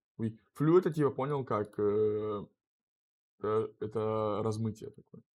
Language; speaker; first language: Russian; native; Russian